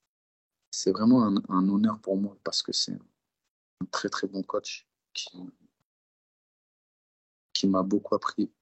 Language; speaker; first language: French; early bilingual, other home language; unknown